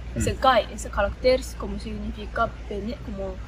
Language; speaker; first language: Spanish; non-native, fluent; Japanese